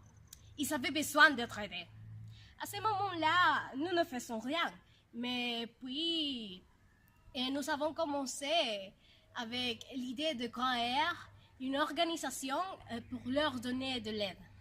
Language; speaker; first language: French; non-native, learner; Spanish